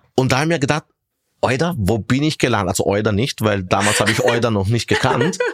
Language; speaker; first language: German; non-native, fluent; Italian